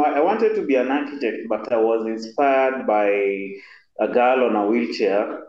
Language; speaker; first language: English; non-native, local second language; Kamba